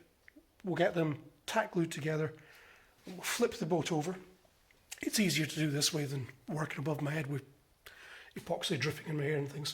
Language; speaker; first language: English; native; English